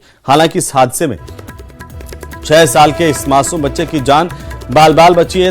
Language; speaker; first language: Hindi; native; Hindi